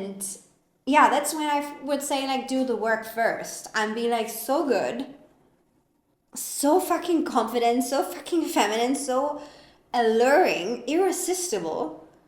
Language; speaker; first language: English; non-native, fluent; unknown